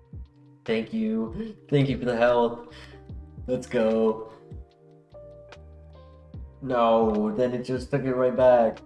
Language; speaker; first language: English; native; English